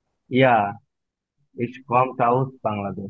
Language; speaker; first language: German; non-native, learner; Bangla